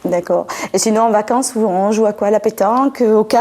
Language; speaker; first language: French; native; French